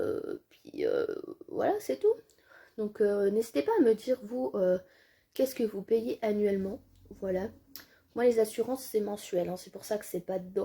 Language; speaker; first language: French; native; French